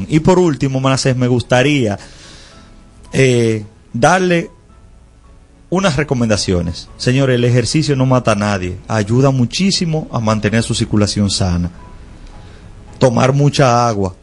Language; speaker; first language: Spanish; native; Spanish